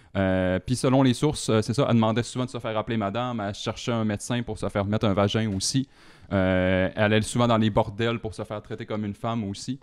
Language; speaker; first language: French; native; French